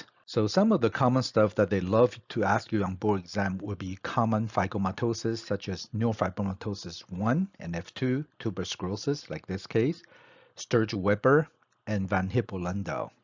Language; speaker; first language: English; non-native, fluent; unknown